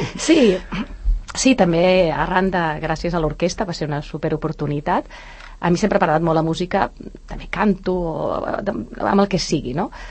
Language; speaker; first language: Catalan; native; Catalan